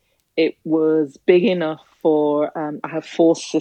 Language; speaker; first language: English; native; English